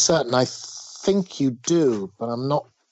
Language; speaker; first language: English; native; English